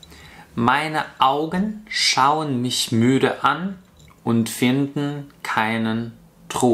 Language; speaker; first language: German; non-native, fluent; Russian